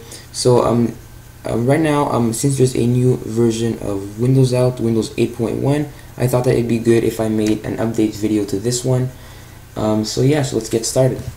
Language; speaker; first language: English; native; English